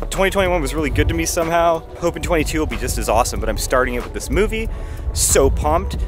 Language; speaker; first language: English; native; English